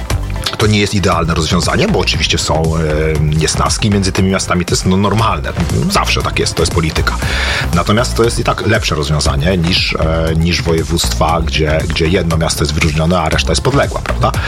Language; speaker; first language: Polish; native; Polish